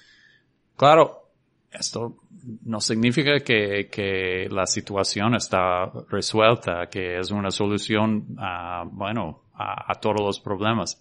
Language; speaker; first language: Spanish; non-native, fluent; English